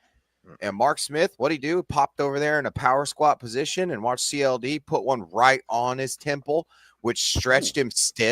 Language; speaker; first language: English; native; English